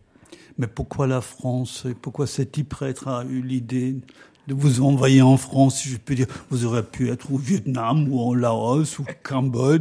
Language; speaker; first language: French; non-native, fluent; German